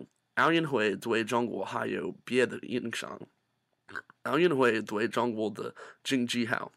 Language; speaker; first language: Chinese; non-native, learner; English